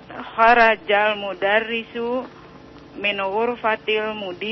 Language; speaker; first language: Arabic; non-native, learner; Indonesian